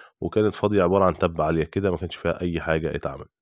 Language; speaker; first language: Arabic; native; Arabic